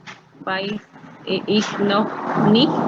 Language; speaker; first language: German; non-native, learner; Spanish